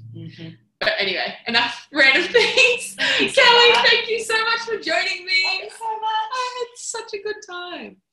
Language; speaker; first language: English; native; English